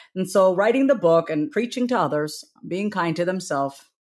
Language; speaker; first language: English; native; English